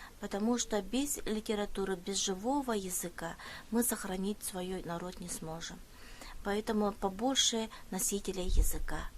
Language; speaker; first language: Russian; non-native, local second language; Yakut